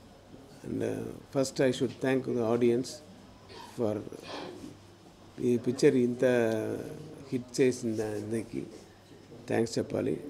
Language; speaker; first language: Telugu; non-native, learner; Tamil